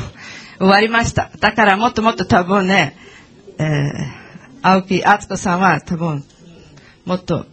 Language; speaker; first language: Japanese; non-native, learner; English